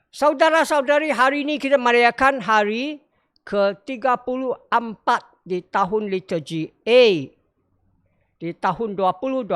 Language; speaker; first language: Malay; non-native, local second language; Chinese